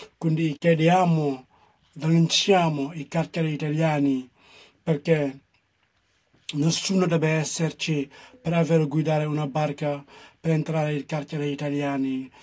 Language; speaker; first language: Italian; non-native, fluent; Wolof